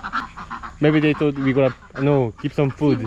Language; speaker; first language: English; non-native, learner; Korean